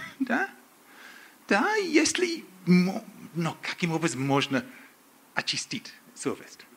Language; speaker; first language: Russian; non-native, learner; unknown